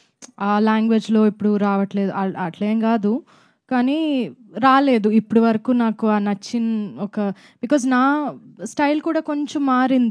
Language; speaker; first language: Telugu; non-native, fluent; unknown